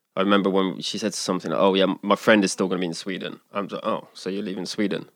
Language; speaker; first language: English; native; English